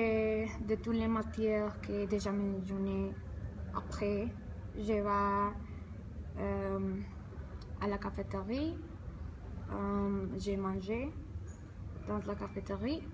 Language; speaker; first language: French; non-native, learner; Spanish